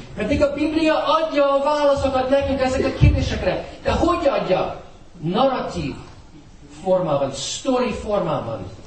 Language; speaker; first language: Hungarian; non-native, fluent; English